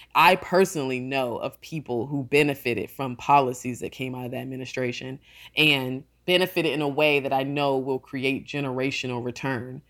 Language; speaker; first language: English; native; English